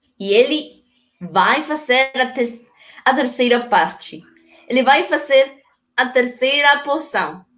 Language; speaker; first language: Portuguese; non-native, learner; Spanish